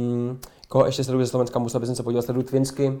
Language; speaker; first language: Czech; native; Czech